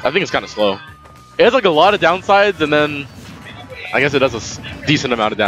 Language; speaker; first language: English; native; English